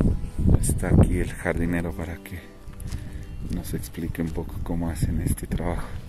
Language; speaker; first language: Spanish; native; Spanish